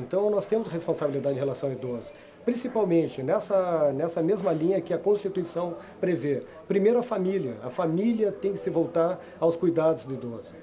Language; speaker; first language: Portuguese; native; Portuguese